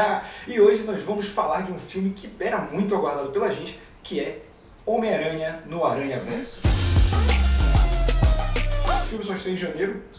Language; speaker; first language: Portuguese; native; Portuguese